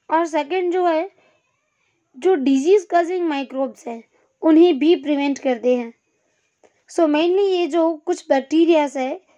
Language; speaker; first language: Hindi; non-native, local second language; Gujarati